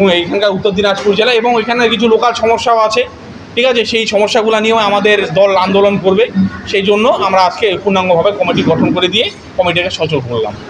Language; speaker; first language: Bangla; non-native, local second language; Rangpuri